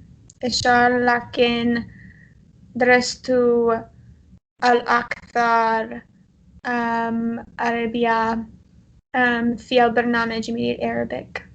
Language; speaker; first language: Arabic; non-native, learner; English